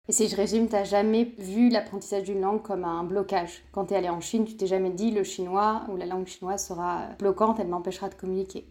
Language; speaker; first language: French; native; French